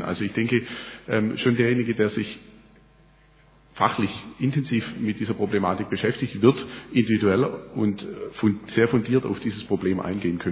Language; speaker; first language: German; native; German